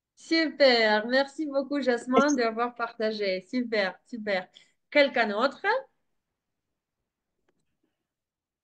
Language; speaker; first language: French; non-native, fluent; Spanish